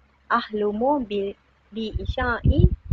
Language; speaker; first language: Arabic; non-native, learner; Malay